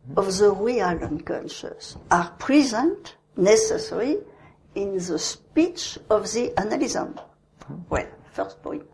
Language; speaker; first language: English; non-native, fluent; French